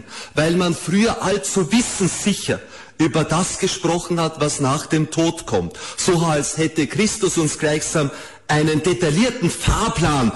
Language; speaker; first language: German; native; German